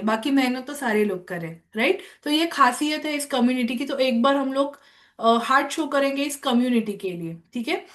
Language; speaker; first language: Hindi; non-native, local second language; Marathi